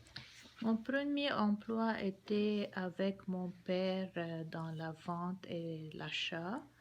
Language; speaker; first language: French; non-native, local second language; Arabic